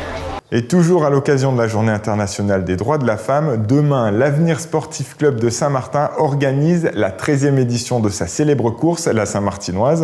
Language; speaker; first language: French; native; French